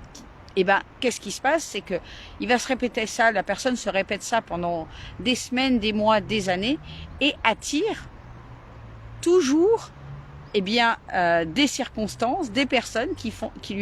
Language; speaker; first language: French; native; French